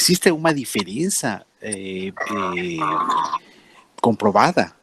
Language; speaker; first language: Portuguese; non-native, fluent; Spanish